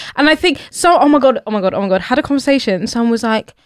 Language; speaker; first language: English; native; English